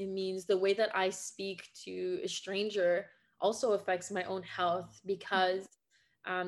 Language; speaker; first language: English; non-native, fluent; French